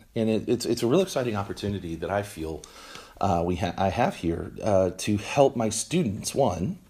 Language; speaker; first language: English; native; English